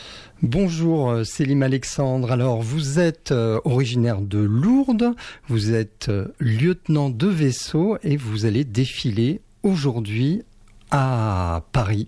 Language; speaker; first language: French; native; French